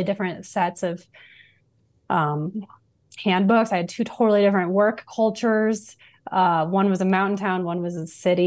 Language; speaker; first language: English; native; English